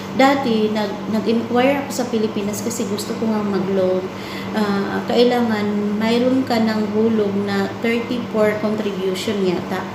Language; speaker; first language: Filipino; non-native, local second language; Cebuano